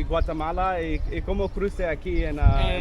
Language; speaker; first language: Spanish; non-native, learner; English